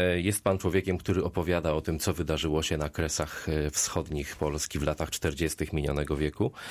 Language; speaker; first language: Polish; native; Polish